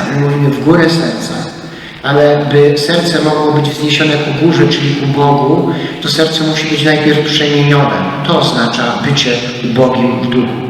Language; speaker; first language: Polish; native; Polish